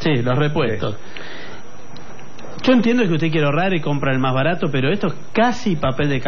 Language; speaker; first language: Spanish; native; Spanish